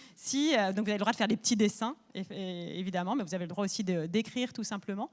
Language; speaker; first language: French; native; French